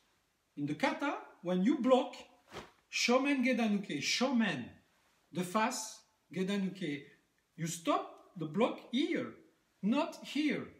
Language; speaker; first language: English; non-native, learner; French